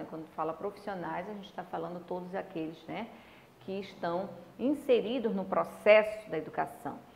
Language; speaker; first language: Portuguese; native; Portuguese